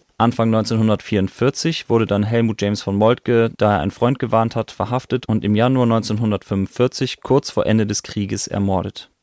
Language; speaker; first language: German; native; German